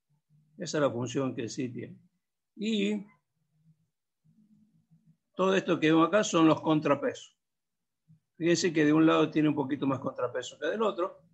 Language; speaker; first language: Spanish; native; Spanish